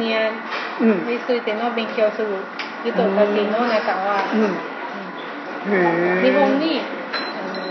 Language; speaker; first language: Japanese; non-native, learner; Thai